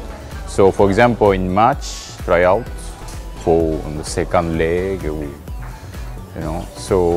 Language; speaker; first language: English; non-native, learner; Japanese